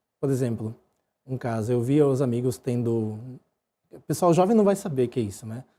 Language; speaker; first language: Portuguese; early bilingual, other home language; Japanese